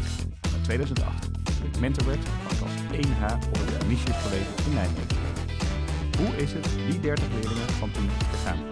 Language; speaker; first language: Dutch; native; Dutch